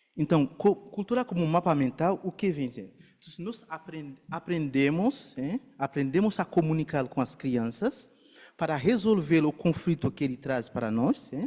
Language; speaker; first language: Portuguese; non-native, fluent; Haitian Creole